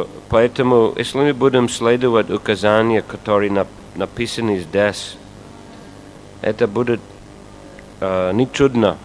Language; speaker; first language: Russian; non-native, fluent; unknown